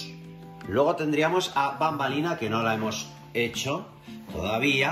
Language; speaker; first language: Spanish; native; Spanish